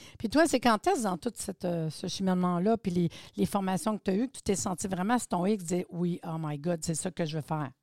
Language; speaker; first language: French; native; French